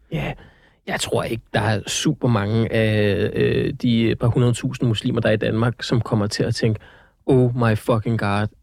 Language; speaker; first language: Danish; early bilingual, other home language; Central Kurdish